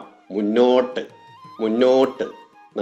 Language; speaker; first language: Malayalam; native; Malayalam